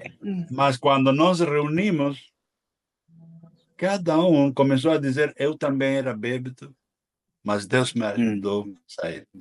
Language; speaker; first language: Portuguese; non-native, fluent; Spanish